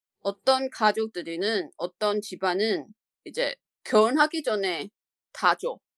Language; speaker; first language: Korean; non-native, learner; Chinese